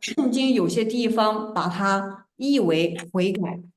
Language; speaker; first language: Chinese; native; Chinese